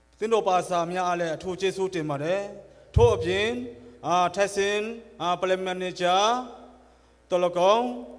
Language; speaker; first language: Burmese; non-native, local second language; Hakha Chin